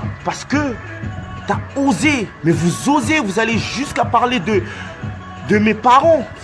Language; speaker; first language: French; non-native, local second language; Lingala